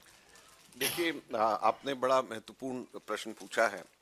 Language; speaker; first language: Hindi; native; Hindi